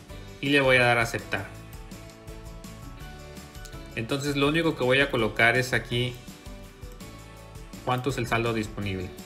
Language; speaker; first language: Spanish; native; Spanish